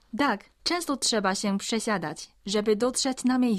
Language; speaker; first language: Polish; non-native, fluent; Chinese